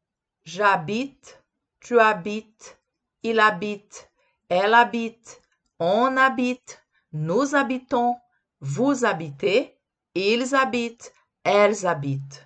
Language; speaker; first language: French; non-native, fluent; Portuguese